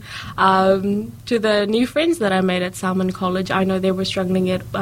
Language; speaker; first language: English; native; English